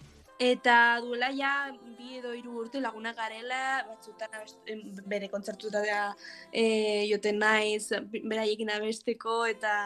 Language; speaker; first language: Basque; non-native, local second language; Spanish